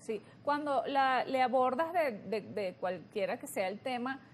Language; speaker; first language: Spanish; native; Spanish